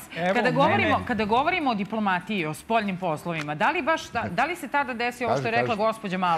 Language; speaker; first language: Serbian; native; Serbian